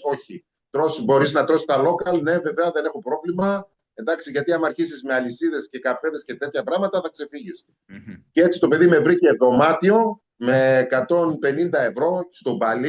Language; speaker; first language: Greek; native; Greek